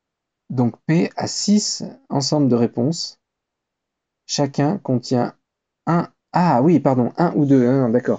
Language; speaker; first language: French; native; French